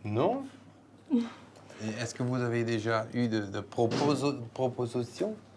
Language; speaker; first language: French; non-native, fluent; Dutch